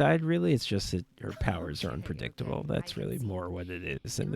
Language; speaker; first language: English; native; English